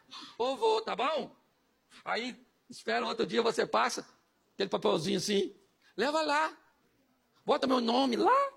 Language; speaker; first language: Portuguese; native; Portuguese